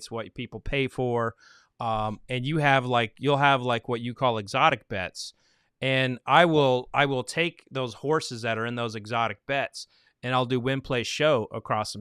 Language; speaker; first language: English; native; English